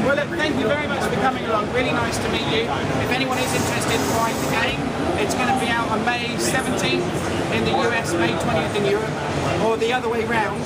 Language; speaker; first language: English; native; English